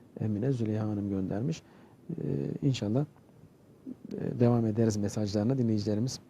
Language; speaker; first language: Turkish; native; Turkish